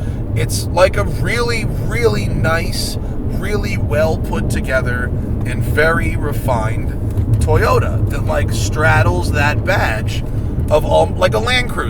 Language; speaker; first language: English; native; English